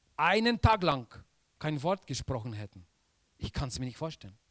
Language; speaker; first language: German; non-native, fluent; Polish